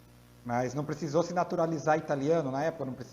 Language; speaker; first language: Portuguese; native; Portuguese